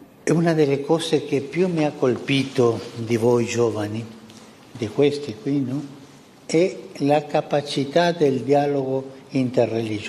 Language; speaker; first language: Italian; non-native, fluent; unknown